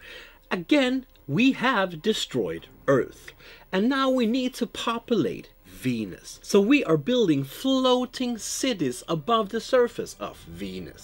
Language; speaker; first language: English; non-native, fluent; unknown